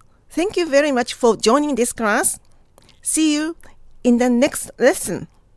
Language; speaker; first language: English; non-native, fluent; Japanese